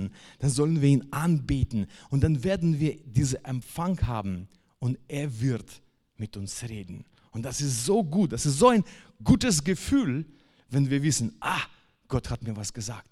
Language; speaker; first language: German; non-native, fluent; Russian